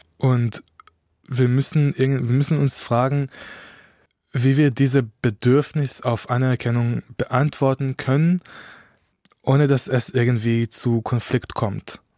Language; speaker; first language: German; non-native, fluent; Hebrew